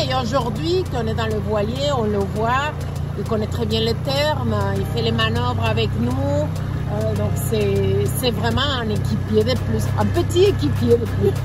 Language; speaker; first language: French; non-native, fluent; Spanish